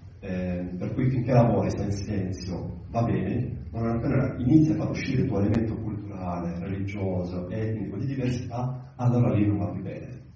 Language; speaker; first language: Italian; early bilingual, other home language; Arabic